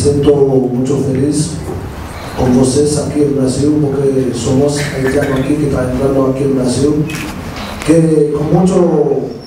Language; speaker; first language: Portuguese; non-native, learner; Haitian Creole